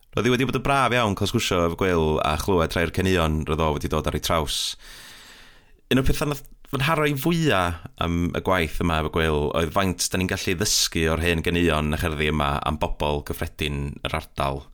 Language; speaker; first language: Welsh; native; Welsh